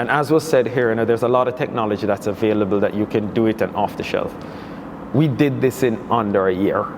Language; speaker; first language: English; native; English